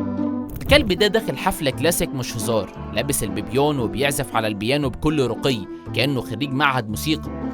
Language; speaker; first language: Arabic; native; Arabic